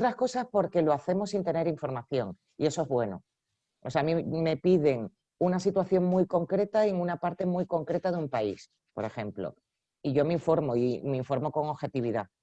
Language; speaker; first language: Spanish; native; Spanish